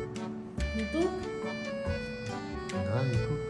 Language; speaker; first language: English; non-native, learner; Russian